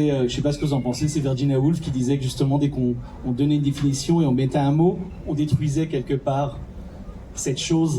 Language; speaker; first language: French; native; French